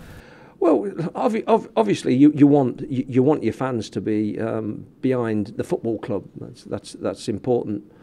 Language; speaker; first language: English; native; English